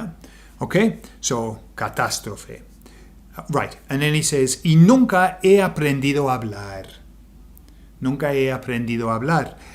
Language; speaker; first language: Spanish; non-native, fluent; English